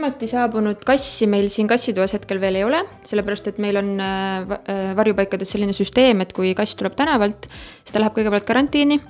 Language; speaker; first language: Estonian; native; Estonian